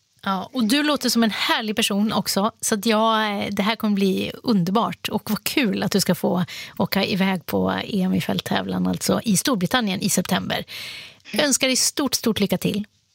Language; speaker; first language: Swedish; native; Swedish